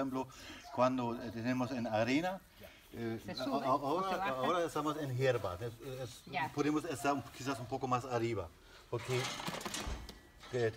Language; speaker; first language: Spanish; non-native, learner; German